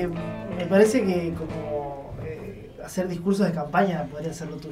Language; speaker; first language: Spanish; native; Spanish